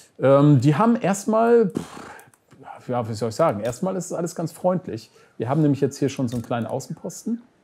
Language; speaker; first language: German; native; German